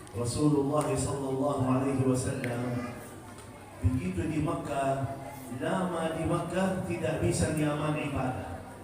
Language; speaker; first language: Malay; non-native, fluent; Arabic